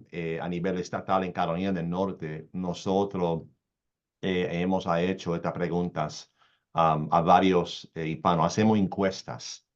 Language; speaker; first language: Spanish; early bilingual, heritage; Spanish